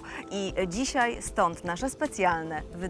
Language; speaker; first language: Polish; native; Polish